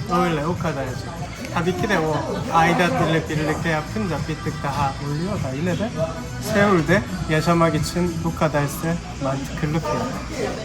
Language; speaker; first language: Turkish; non-native, learner; Korean